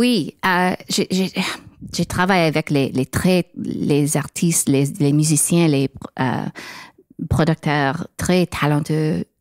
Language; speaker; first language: French; non-native, learner; English